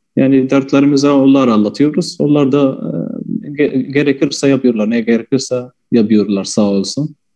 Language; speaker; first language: Turkish; non-native, fluent; Arabic